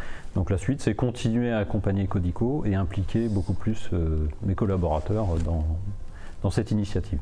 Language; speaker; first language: French; native; French